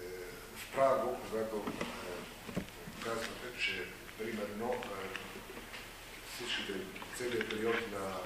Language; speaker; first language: Bulgarian; non-native, fluent; Greek